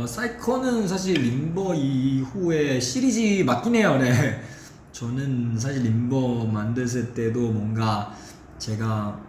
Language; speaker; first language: Korean; non-native, fluent; Chinese